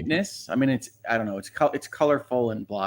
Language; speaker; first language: English; native; English